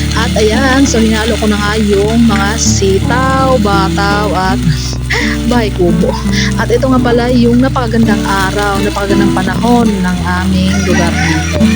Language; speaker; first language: Filipino; non-native, local second language; Cebuano